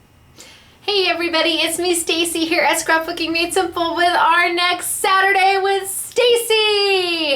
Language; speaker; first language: English; native; English